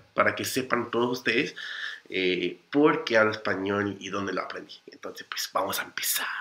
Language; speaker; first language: Spanish; non-native, fluent; English